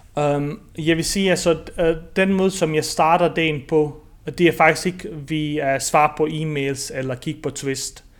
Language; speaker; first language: Danish; early bilingual, other home language; Bosnian